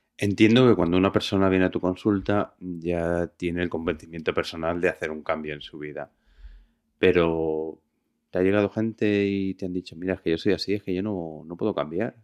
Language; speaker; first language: Spanish; native; Spanish